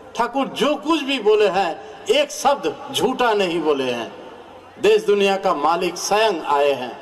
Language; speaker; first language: Hindi; non-native, local second language; Bangla